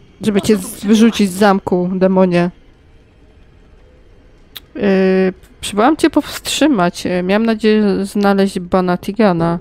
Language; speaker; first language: Polish; native; Polish